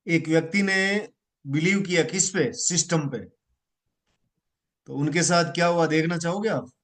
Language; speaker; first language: Hindi; native; Hindi